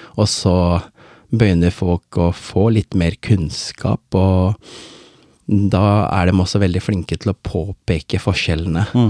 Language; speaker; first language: Norwegian; early bilingual, other home language; Tamil